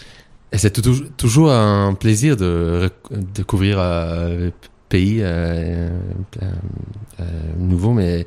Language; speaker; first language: French; non-native, learner; Hebrew